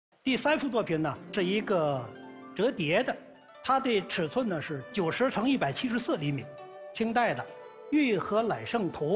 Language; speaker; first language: Chinese; native; Chinese